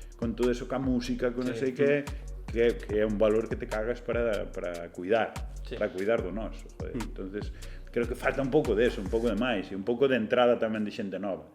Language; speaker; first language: Galician; native; Galician